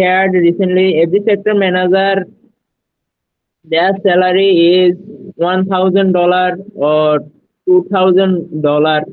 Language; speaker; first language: English; non-native, learner; Bangla